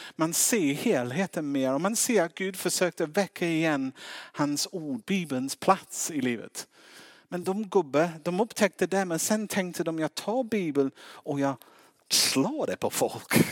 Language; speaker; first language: Swedish; non-native, fluent; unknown